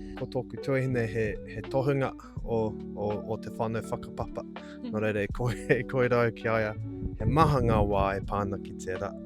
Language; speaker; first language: Māori; non-native, local second language; English